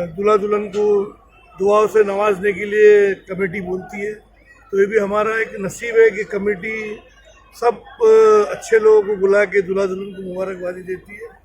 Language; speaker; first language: Urdu; native; Urdu